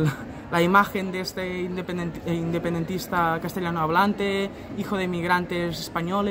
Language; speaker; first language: Spanish; native; Spanish